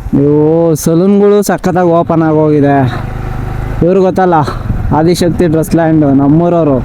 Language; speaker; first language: Kannada; non-native, local second language; Marathi